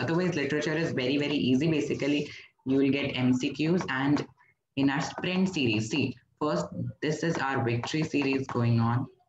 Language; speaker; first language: English; non-native, local second language; Hindi